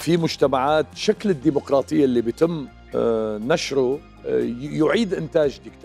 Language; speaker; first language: Arabic; native; Arabic